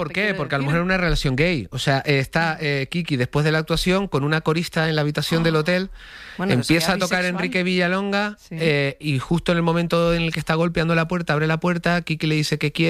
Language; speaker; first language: Spanish; native; Spanish